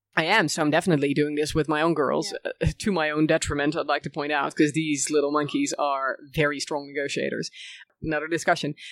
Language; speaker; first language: English; early bilingual, other home language; Dutch